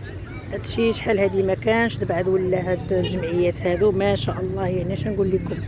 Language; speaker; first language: Arabic; native; Arabic